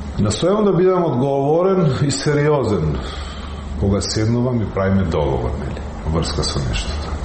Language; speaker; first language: Macedonian; non-native, local second language; Albanian